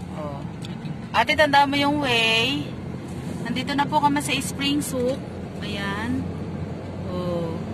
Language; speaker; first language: Filipino; native; Filipino